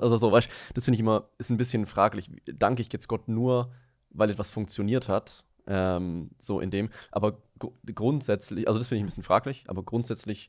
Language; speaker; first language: German; native; German